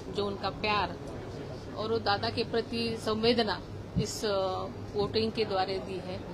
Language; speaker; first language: Hindi; non-native, local second language; Marathi